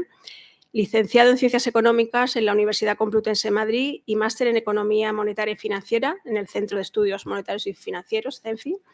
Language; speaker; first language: Spanish; native; Spanish